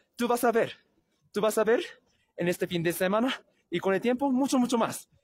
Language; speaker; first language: Spanish; non-native, learner; Korean